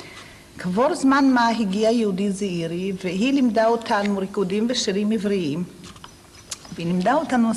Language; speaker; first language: Hebrew; non-native, fluent; Polish